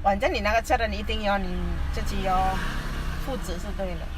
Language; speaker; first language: Chinese; non-native, fluent; Indonesian